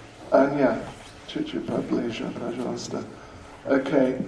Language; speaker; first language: Russian; non-native, learner; English